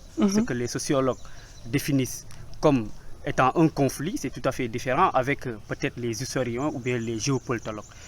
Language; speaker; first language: French; non-native, local second language; Wolof